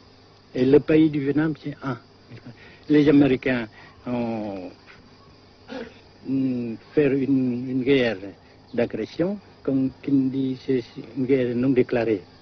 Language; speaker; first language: French; non-native, local second language; Vietnamese